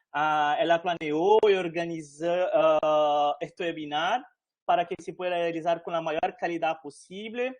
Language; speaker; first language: Spanish; non-native, fluent; Portuguese